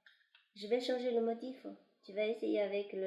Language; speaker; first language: French; non-native, fluent; Chinese